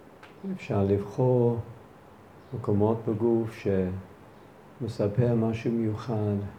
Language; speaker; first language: Hebrew; non-native, fluent; English